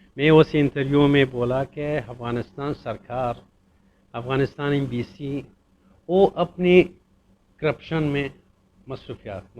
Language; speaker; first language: Hindi; non-native, fluent; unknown